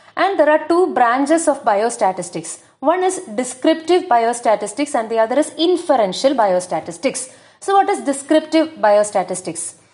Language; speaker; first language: English; non-native, local second language; Malayalam